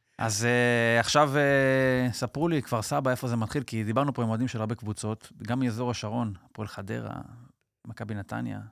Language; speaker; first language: Hebrew; native; Hebrew